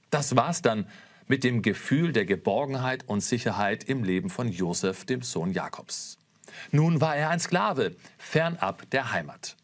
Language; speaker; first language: German; native; German